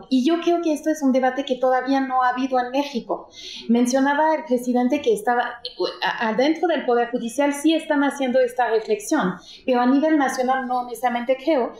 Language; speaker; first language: Spanish; native; Spanish